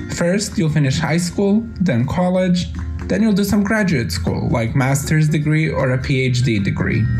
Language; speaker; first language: English; non-native, fluent; Bosnian